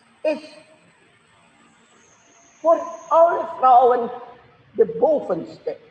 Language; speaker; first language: Dutch; non-native, fluent; Indonesian